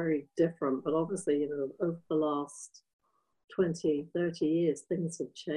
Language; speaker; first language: English; native; English